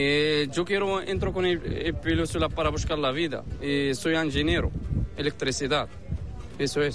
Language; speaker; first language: Spanish; non-native, learner; Arabic